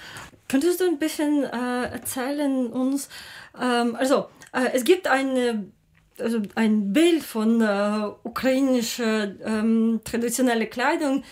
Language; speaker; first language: German; non-native, learner; Ukrainian